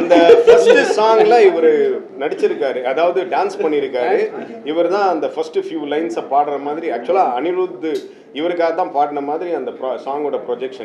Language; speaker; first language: Tamil; native; Tamil